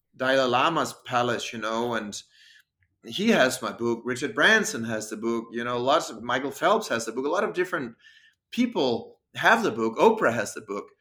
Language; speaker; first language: English; non-native, fluent; Danish